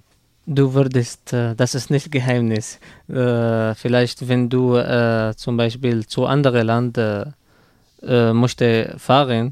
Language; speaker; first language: German; non-native, learner; Arabic